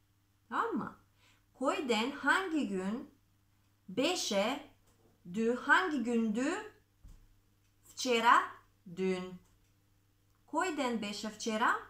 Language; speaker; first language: Turkish; non-native, fluent; Macedonian